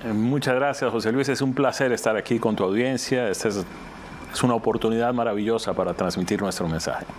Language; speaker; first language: Spanish; native; Spanish